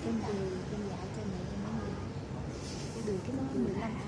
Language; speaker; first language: Vietnamese; native; Vietnamese